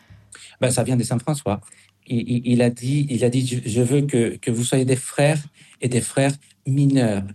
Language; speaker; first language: French; non-native, fluent; Spanish